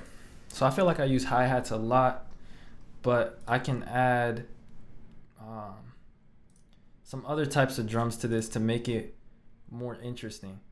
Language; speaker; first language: English; native; English